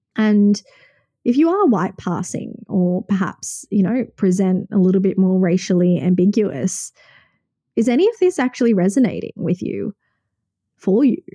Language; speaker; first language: English; native; English